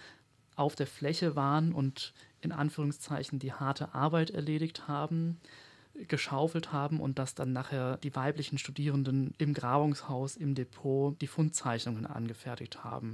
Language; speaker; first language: German; native; German